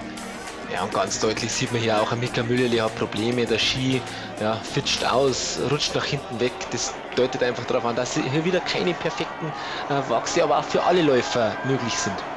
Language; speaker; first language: German; native; German